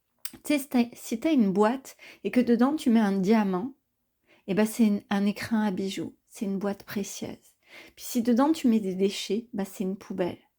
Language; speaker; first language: French; native; French